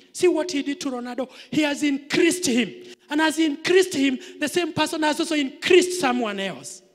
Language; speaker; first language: English; non-native, local second language; Swahili